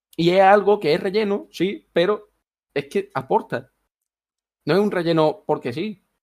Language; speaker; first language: Spanish; native; Spanish